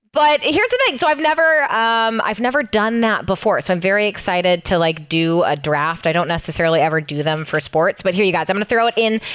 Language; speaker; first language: English; native; English